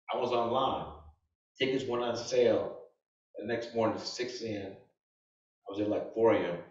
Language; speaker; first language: English; native; English